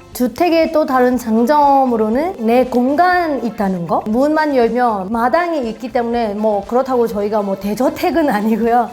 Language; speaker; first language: Korean; non-native, fluent; Burmese